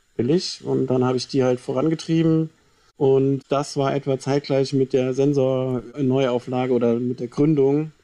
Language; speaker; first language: German; native; German